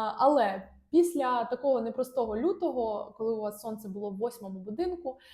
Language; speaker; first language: Ukrainian; non-native, local second language; Russian